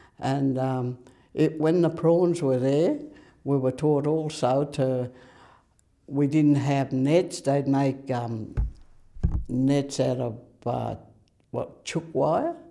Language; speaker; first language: English; native; English